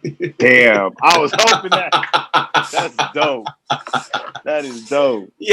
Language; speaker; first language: English; native; English